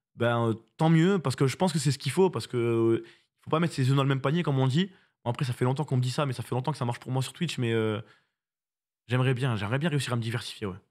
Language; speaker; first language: French; native; French